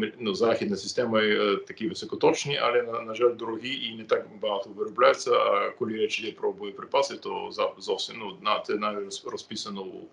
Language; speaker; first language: Ukrainian; non-native, fluent; English